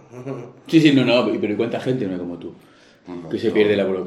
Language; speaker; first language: Spanish; native; Spanish